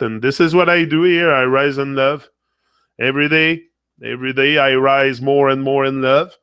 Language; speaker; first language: English; non-native, fluent; French